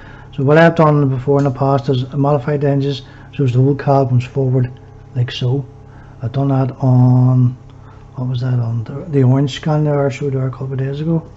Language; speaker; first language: English; native; English